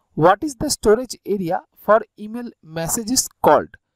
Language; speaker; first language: English; non-native, local second language; Bangla